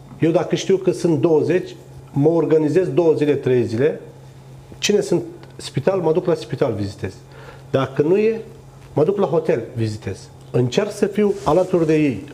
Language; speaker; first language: Romanian; non-native, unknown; Turkish